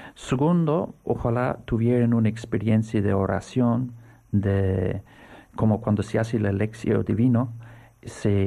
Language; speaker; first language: Spanish; non-native, fluent; English